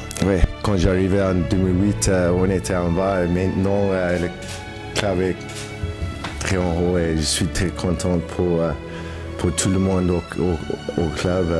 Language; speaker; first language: French; non-native, learner; English